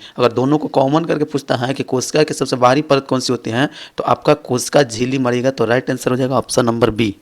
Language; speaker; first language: Hindi; native; Hindi